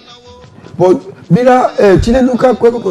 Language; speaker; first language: Spanish; non-native, learner; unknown